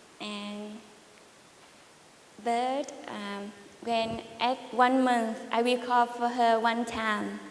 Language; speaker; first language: English; non-native, learner; Vietnamese